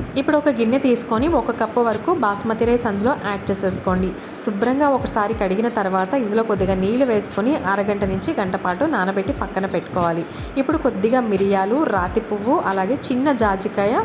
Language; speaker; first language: Telugu; native; Telugu